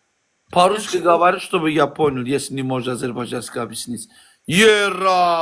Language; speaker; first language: Russian; non-native, learner; Azerbaijani